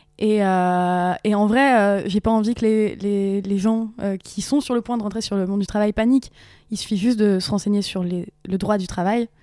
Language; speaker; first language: French; native; French